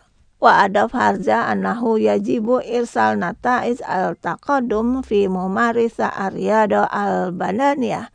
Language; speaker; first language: Arabic; non-native, learner; Indonesian